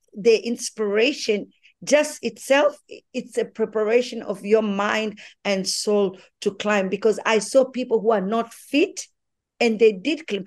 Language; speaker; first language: English; non-native, local second language; Swahili